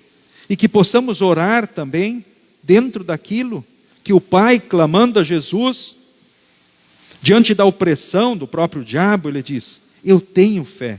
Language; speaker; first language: Portuguese; native; Portuguese